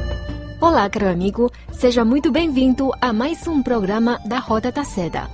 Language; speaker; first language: Portuguese; non-native, fluent; Chinese